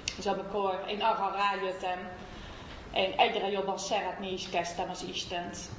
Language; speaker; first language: Hungarian; non-native, fluent; Dutch